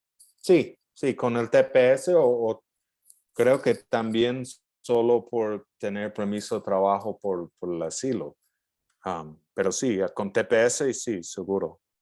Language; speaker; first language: Spanish; non-native, fluent; English